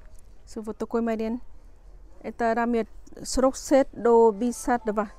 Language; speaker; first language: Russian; non-native, learner; Tajik